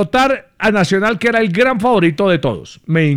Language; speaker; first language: Spanish; native; Spanish